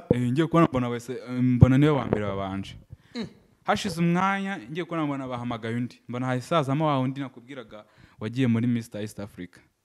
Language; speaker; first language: Kinyarwanda; native; Kinyarwanda